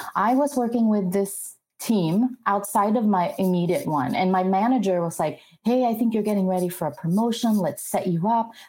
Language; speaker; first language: English; non-native, local second language; Filipino